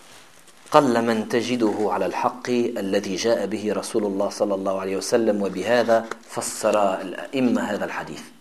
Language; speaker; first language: Arabic; non-native, fluent; French